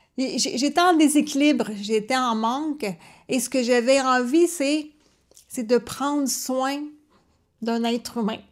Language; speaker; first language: French; native; French